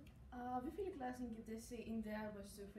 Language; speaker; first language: German; non-native, learner; Greek